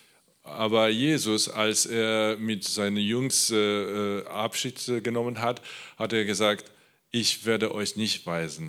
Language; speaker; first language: German; non-native, learner; Polish